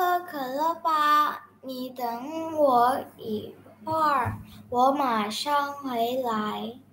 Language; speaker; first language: Chinese; non-native, learner; Indonesian